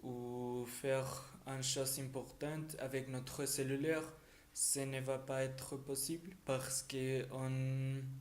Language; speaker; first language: French; non-native, learner; Spanish